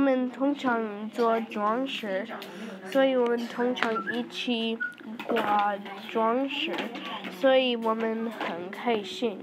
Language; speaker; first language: Chinese; non-native, learner; English